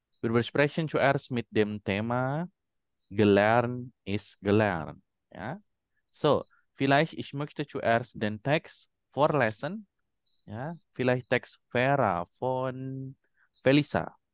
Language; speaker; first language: German; non-native, fluent; Indonesian